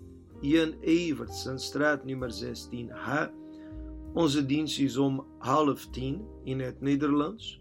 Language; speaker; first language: Dutch; non-native, learner; Portuguese